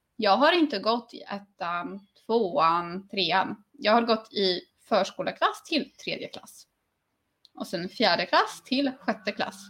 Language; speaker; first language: Swedish; early bilingual, other home language; Polish